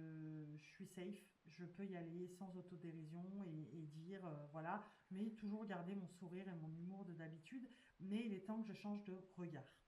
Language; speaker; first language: French; native; French